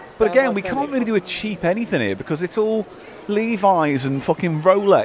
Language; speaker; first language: English; native; English